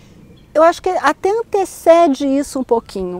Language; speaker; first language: Portuguese; native; Portuguese